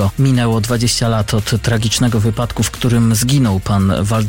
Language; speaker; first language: Polish; native; Polish